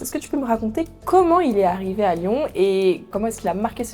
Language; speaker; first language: French; native; French